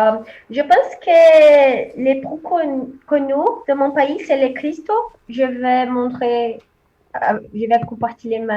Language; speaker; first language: French; non-native, learner; Portuguese